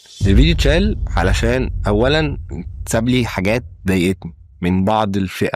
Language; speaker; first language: Arabic; native; Arabic